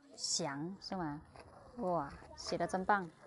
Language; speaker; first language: Chinese; native; Chinese